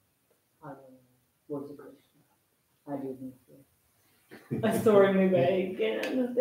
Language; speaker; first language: English; non-native, learner; Russian